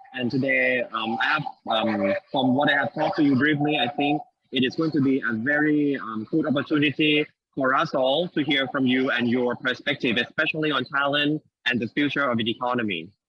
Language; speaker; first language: English; non-native, fluent; Thai